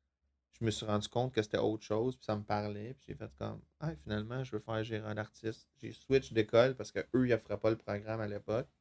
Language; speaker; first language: French; native; French